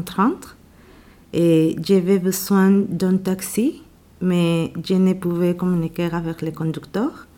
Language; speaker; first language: French; non-native, learner; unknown